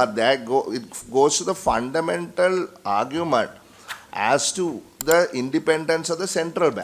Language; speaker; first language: English; non-native, local second language; Sinhala